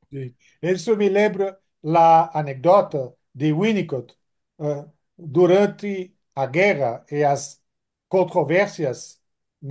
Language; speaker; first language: Portuguese; non-native, fluent; French